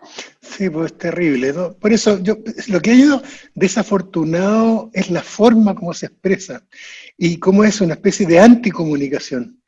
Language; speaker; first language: Spanish; native; Spanish